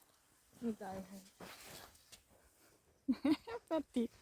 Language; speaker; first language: Finnish; non-native, learner; Thai